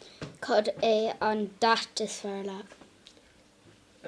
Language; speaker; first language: Irish; non-native, local second language; English